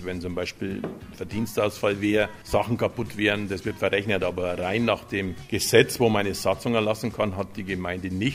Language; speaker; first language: German; native; German